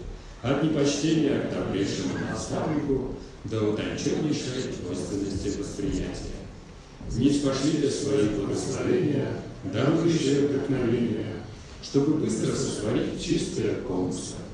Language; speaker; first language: Russian; native; Russian